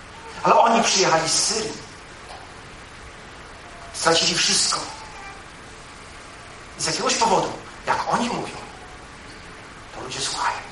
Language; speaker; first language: Polish; native; Polish